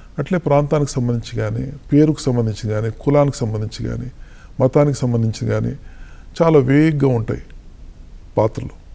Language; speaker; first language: Telugu; native; Telugu